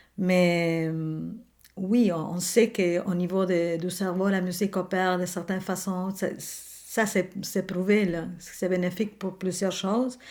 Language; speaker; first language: French; non-native, fluent; Spanish